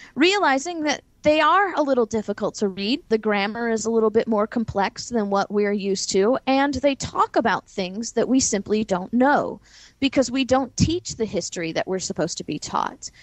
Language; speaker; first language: English; native; English